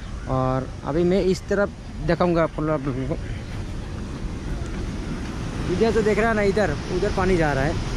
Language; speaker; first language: Hindi; non-native, local second language; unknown